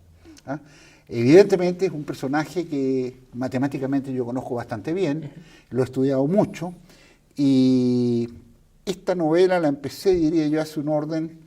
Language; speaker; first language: Spanish; native; Spanish